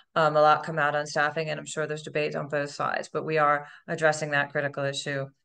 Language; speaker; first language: English; native; English